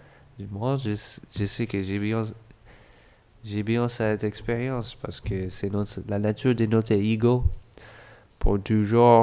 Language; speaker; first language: French; non-native, fluent; English